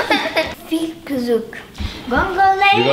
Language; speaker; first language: German; early bilingual, other home language; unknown